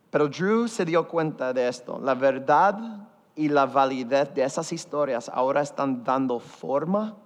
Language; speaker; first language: Spanish; early bilingual, heritage; Spanish